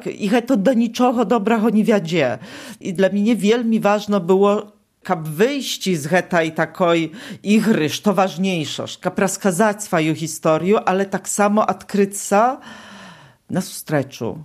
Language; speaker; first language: Polish; non-native, local second language; Belarusian